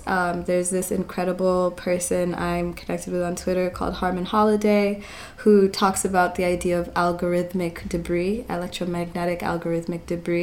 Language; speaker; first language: English; native; English